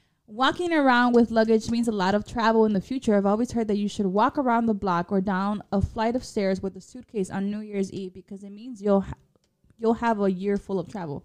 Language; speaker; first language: English; early bilingual, other home language; Spanish